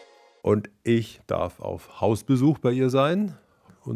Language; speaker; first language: German; native; German